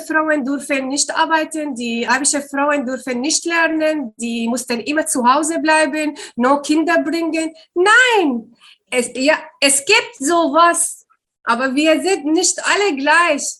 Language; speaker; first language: German; non-native, learner; Arabic